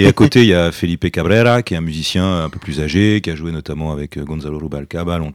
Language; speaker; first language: French; native; French